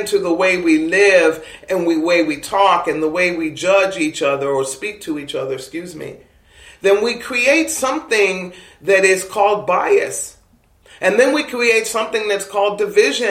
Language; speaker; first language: English; native; English